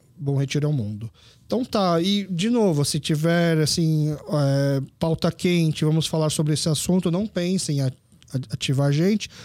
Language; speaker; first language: Portuguese; early bilingual, other home language; Korean